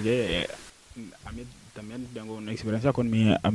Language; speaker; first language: Spanish; non-native, learner; Wolof